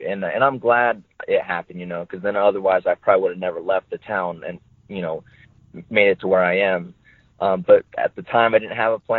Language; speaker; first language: English; native; English